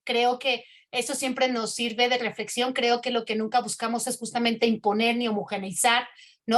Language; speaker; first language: Spanish; native; Spanish